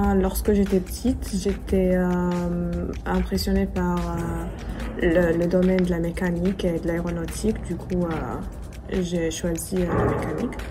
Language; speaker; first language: French; non-native, local second language; Arabic